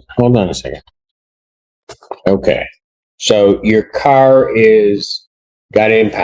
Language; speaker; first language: English; native; English